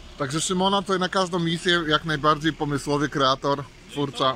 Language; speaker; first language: Polish; native; Polish